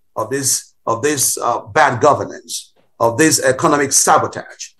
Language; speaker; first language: English; non-native, local second language; Bini